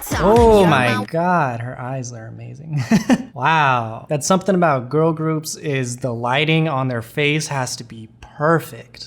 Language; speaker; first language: English; native; English